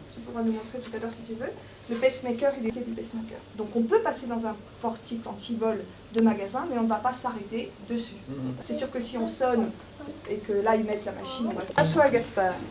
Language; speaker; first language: French; native; French